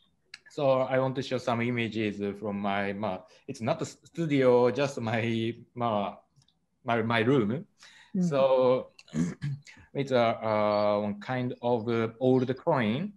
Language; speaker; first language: English; non-native, learner; Japanese